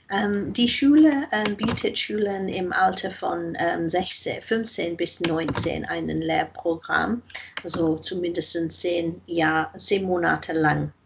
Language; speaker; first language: German; non-native, fluent; English